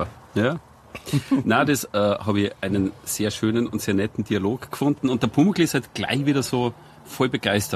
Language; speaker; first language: German; native; German